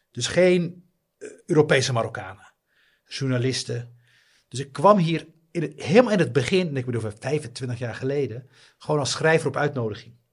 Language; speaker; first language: Dutch; early bilingual, other home language; Riffian